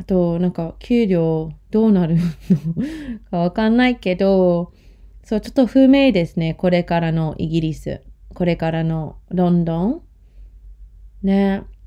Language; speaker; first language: Japanese; non-native, learner; English